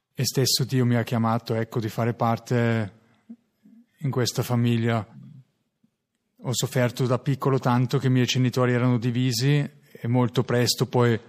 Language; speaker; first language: Italian; non-native, learner; German